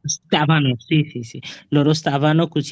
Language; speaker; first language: Italian; non-native, learner; Bangla